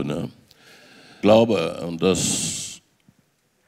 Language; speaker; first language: German; non-native, fluent; French